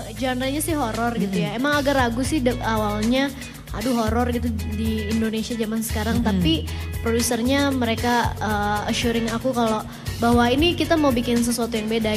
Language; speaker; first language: Indonesian; native; Indonesian